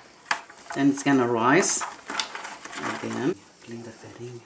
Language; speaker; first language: English; non-native, learner; Portuguese